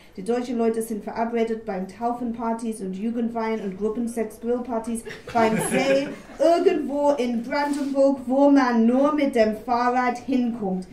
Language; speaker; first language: German; non-native, fluent; English